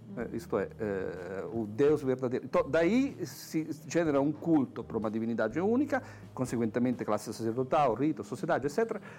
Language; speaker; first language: Portuguese; non-native, fluent; Italian